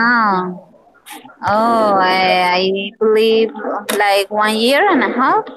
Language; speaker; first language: English; non-native, learner; Spanish